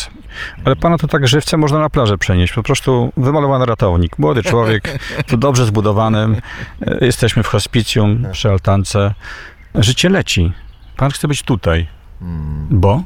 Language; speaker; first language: Polish; native; Polish